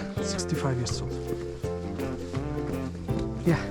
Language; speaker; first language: English; non-native, fluent; Nepali